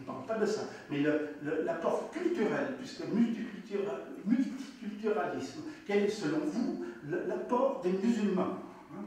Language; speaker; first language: French; native; French